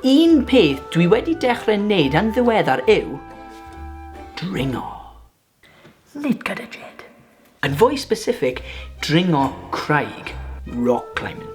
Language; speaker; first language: Welsh; non-native, local second language; English